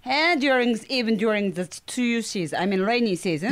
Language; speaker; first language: English; non-native, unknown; Japanese